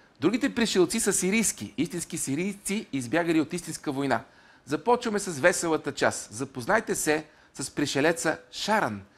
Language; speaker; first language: Bulgarian; native; Bulgarian